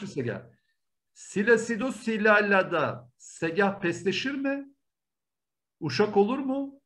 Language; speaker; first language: Turkish; native; Turkish